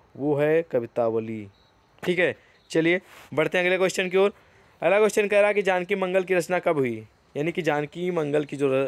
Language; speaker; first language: Hindi; native; Hindi